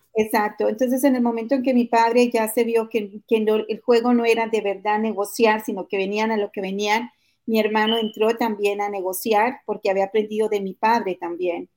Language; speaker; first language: Spanish; native; Spanish